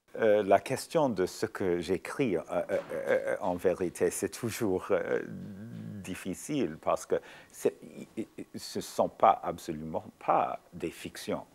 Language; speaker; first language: French; non-native, fluent; English